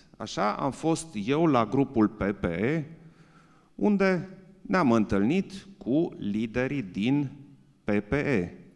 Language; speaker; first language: Romanian; non-native, local second language; German